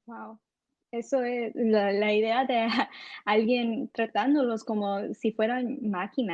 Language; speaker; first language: Spanish; early bilingual, heritage; English